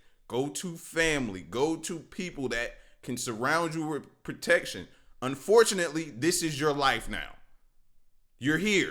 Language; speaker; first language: English; native; English